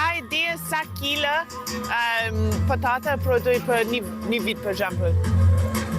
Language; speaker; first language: Albanian; non-native, learner; English